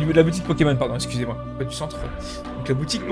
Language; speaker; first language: French; native; French